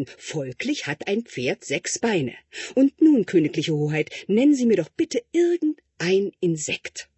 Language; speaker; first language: German; native; German